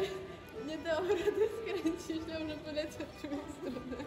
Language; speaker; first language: Polish; native; Polish